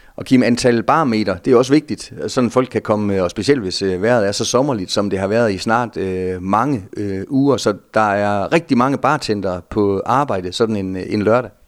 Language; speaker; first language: Danish; native; Danish